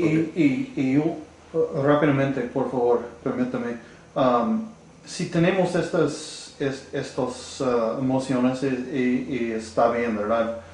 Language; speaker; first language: Spanish; non-native, learner; English